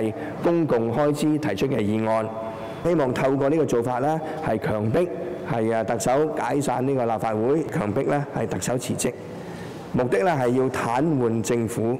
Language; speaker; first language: Chinese; non-native, local second language; Cantonese